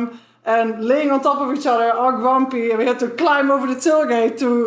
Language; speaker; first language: English; non-native, fluent; Dutch